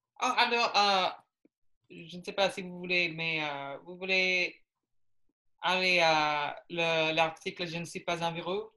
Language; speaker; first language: French; non-native, learner; English